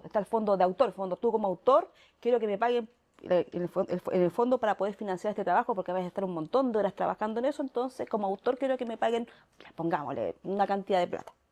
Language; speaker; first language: Spanish; native; Spanish